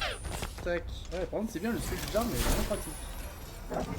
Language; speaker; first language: French; native; French